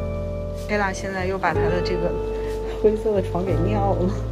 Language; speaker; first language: Chinese; native; Chinese